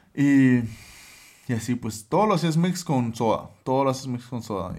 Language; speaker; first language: Spanish; early bilingual, other home language; English